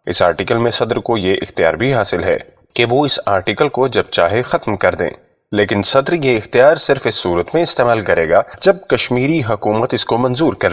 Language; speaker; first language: Urdu; native; Urdu